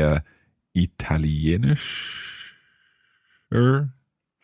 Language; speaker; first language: German; non-native, learner; English